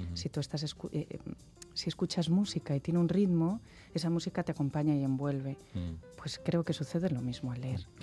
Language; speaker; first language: Spanish; native; Spanish